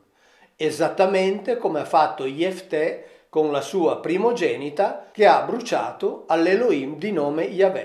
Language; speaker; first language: Italian; native; Italian